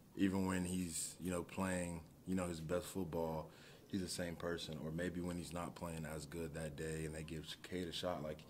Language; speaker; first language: English; native; English